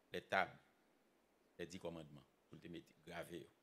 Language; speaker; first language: French; non-native, local second language; Haitian Creole